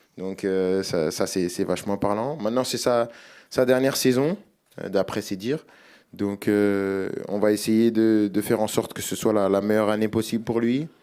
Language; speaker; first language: French; native; French